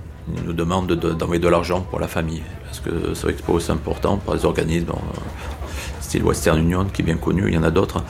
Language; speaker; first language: French; native; French